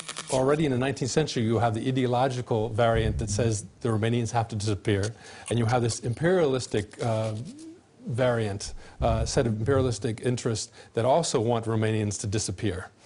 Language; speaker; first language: English; native; English